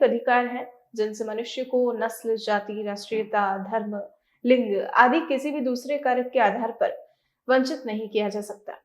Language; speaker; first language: Hindi; native; Hindi